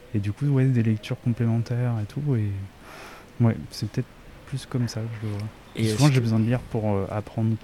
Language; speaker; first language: French; native; French